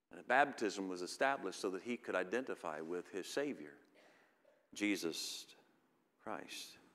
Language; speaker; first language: English; native; English